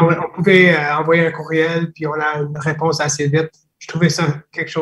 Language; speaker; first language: French; non-native, fluent; English